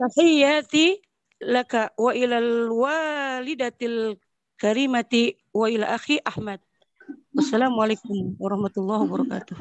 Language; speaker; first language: Arabic; non-native, learner; Indonesian